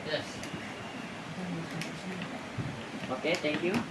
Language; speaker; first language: English; non-native, learner; Indonesian